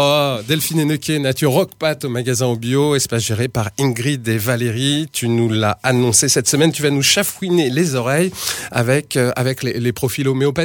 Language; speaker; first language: French; native; French